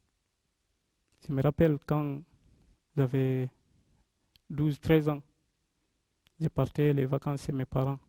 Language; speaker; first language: French; non-native, local second language; Fula